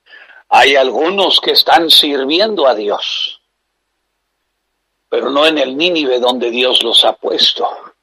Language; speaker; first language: Spanish; native; Spanish